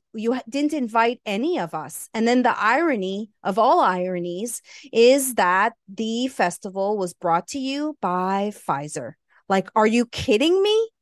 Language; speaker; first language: English; native; English